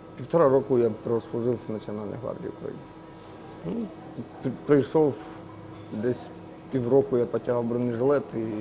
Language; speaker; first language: Ukrainian; non-native, local second language; Russian